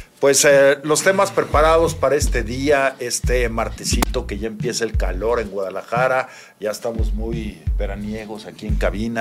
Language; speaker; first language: Spanish; native; Spanish